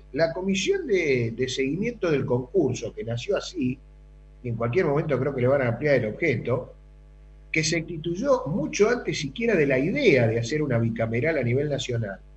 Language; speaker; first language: Spanish; native; Spanish